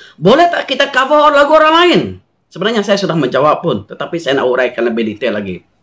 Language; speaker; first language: Malay; non-native, local second language; Iban